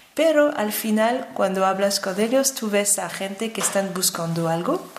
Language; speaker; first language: Spanish; non-native, fluent; French